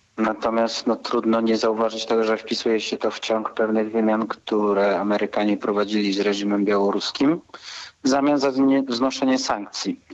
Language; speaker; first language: Polish; native; Polish